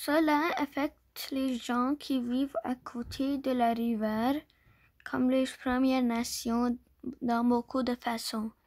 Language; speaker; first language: French; non-native, learner; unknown